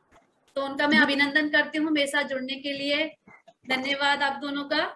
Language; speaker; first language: Hindi; native; Hindi